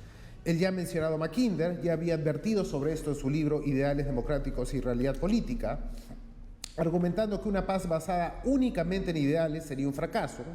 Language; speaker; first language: Spanish; native; Spanish